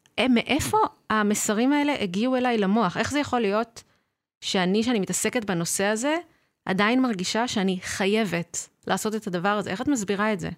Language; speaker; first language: Hebrew; native; Hebrew